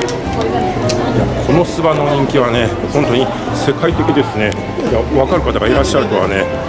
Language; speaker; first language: Japanese; native; Japanese